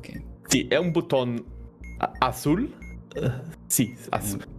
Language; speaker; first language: Spanish; non-native, learner; Portuguese